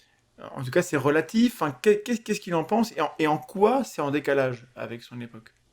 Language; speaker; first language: French; native; French